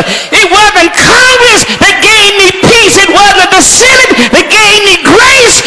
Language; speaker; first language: English; native; English